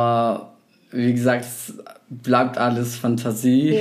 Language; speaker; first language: German; non-native, fluent; Arabic